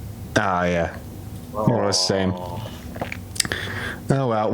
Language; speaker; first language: English; native; English